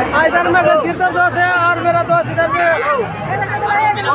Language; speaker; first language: Hindi; non-native, local second language; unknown